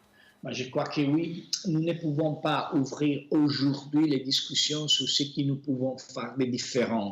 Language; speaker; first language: French; non-native, fluent; Italian